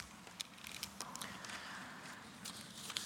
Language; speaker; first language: English; non-native, fluent; Danish